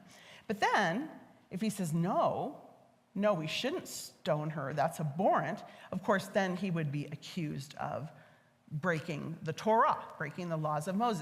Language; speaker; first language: English; native; English